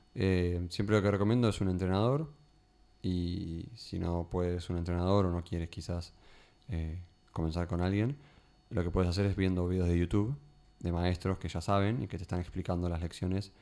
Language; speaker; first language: Spanish; native; Spanish